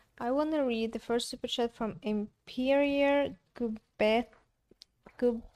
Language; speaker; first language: English; non-native, fluent; Russian